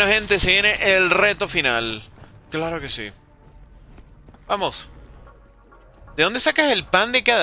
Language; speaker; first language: Spanish; native; Spanish